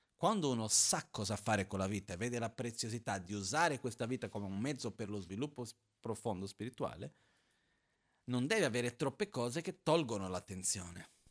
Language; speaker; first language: Italian; non-native, fluent; Portuguese